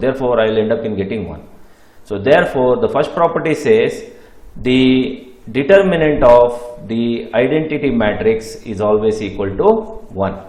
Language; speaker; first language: English; non-native, local second language; Kannada